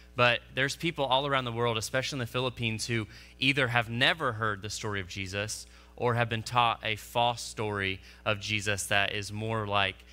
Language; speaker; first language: English; native; English